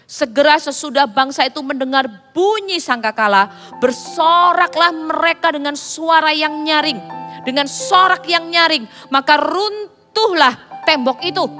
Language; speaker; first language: Indonesian; native; Indonesian